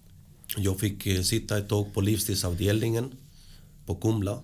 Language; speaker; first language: Swedish; early bilingual, other home language; Spanish